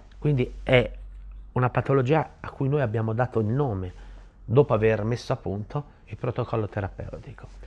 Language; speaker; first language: Italian; native; Italian